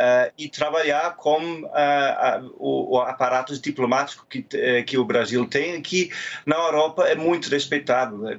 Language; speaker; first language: Portuguese; non-native, fluent; German